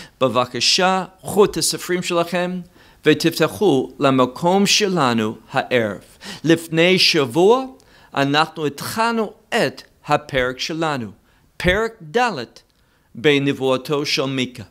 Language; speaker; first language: Hebrew; non-native, fluent; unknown